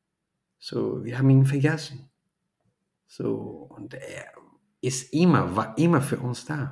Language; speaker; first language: German; non-native, fluent; Portuguese